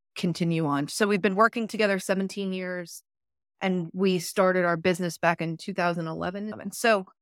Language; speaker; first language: English; early bilingual, other home language; Italian